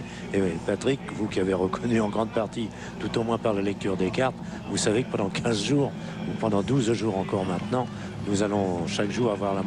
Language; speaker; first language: French; native; French